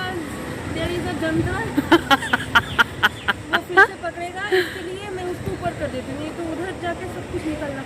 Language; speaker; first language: Hindi; non-native, local second language; Bangla